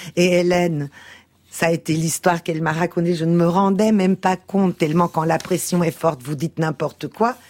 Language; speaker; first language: French; early bilingual, other home language; Portuguese